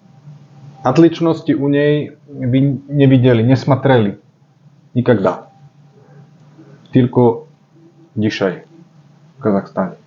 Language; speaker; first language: Russian; non-native, learner; Slovak